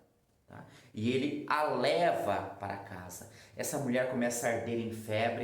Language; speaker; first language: Portuguese; native; Portuguese